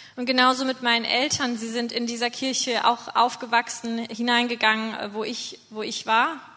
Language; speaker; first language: German; native; German